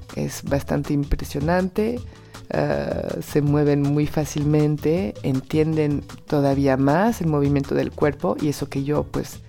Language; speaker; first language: Spanish; non-native, fluent; French